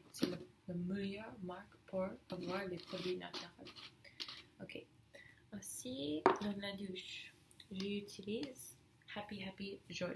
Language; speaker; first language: French; non-native, learner; English